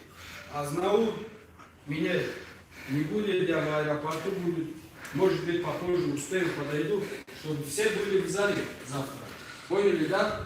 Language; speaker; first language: Russian; native; Russian